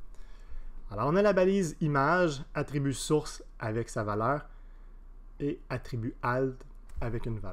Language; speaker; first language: French; native; French